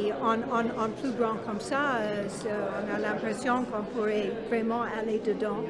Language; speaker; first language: French; non-native, fluent; English